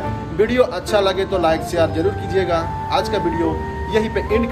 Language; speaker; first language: Hindi; non-native, local second language; Bangla